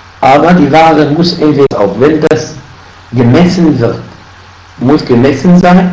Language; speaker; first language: German; non-native, fluent; Arabic